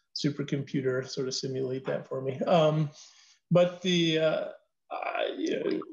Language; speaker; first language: English; native; English